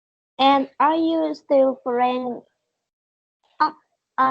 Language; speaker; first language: English; non-native, learner; Vietnamese